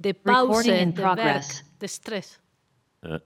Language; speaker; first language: Dutch; non-native, learner; Spanish